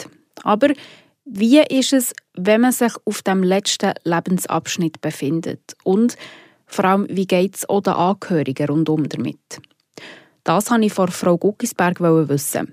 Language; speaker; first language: German; native; German